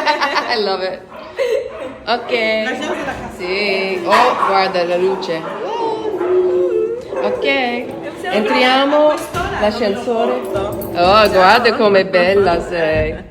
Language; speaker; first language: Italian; non-native, learner; English